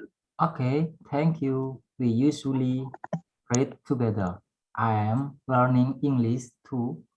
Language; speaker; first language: English; non-native, learner; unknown